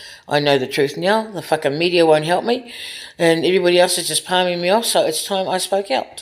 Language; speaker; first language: English; native; English